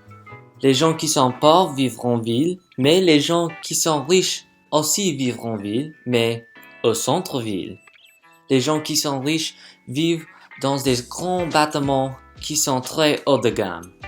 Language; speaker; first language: French; non-native, learner; English